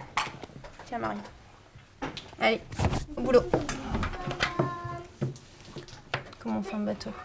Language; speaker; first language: French; native; French